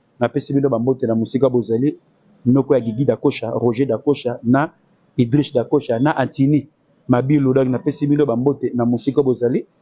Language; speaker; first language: Lingala; native; Lingala